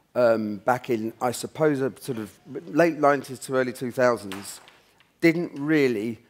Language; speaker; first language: English; native; English